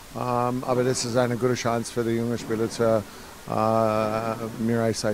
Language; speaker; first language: German; non-native, learner; English